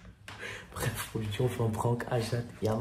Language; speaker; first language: French; native; French